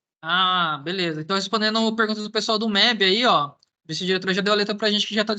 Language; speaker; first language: Portuguese; native; Portuguese